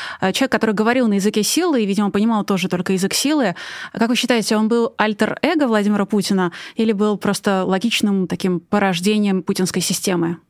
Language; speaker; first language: Russian; native; Russian